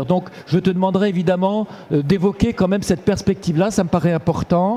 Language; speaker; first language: French; native; French